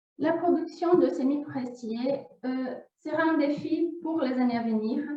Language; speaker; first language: French; non-native, fluent; Portuguese